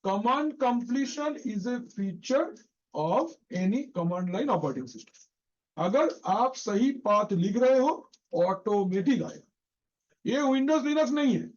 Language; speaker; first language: Hindi; non-native, local second language; Bangla